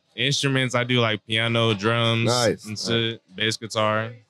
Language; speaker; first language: English; native; English